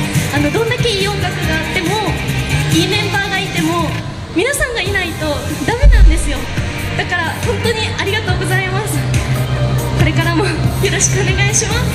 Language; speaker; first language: Japanese; native; Japanese